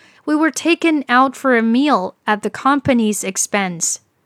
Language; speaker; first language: English; non-native, fluent; Chinese